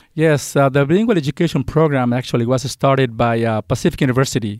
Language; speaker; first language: English; non-native, fluent; Spanish